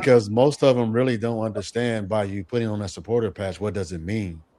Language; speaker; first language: English; native; English